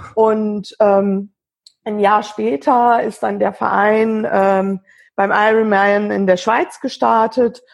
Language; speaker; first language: German; native; German